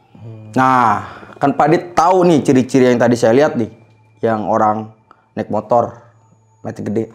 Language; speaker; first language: Indonesian; native; Indonesian